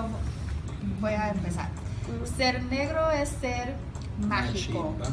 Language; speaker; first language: Spanish; non-native, learner; English